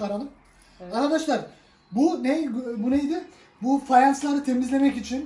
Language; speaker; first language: Turkish; native; Turkish